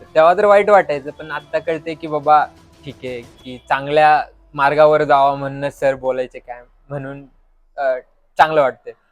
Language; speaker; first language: Marathi; native; Marathi